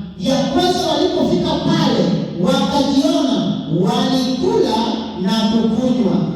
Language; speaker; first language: Swahili; non-native, local second language; Luo (Kenya and Tanzania)